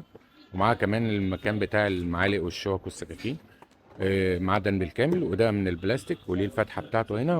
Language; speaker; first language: Arabic; native; Arabic